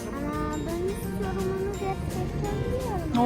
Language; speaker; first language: Turkish; early bilingual, heritage; Turkish